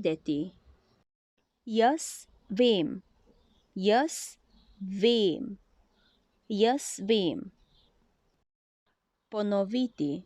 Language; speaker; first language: Slovenian; non-native, learner; Chinese